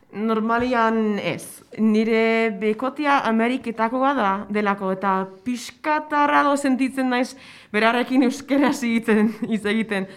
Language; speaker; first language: Basque; non-native, learner; English